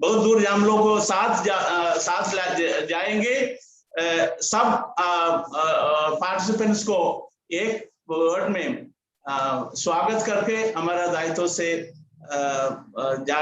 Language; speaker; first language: Hindi; non-native, local second language; Malayalam